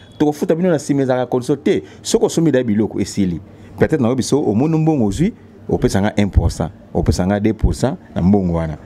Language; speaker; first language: Lingala; non-native, local second language; Kituba (Democratic Republic of Congo)